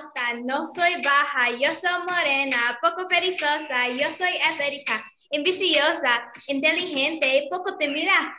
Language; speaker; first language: Spanish; non-native, learner; English